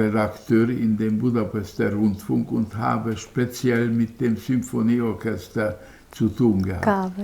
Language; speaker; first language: German; non-native, fluent; Hungarian